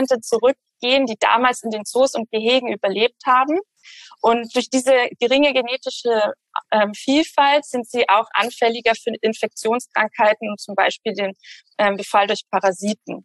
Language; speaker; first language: German; native; German